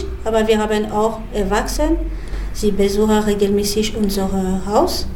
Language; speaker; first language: German; non-native, learner; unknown